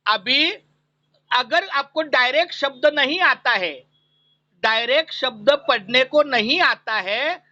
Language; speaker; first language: Hindi; non-native, local second language; Marathi